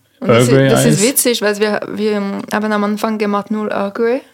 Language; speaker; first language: German; non-native, learner; French